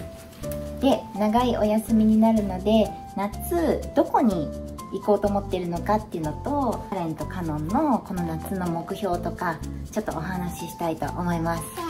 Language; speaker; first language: Japanese; native; Japanese